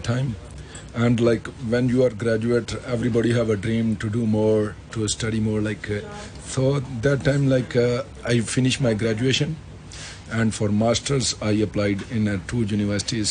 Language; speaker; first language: English; non-native, local second language; Punjabi